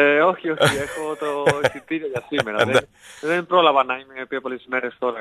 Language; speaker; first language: Greek; non-native, learner; Spanish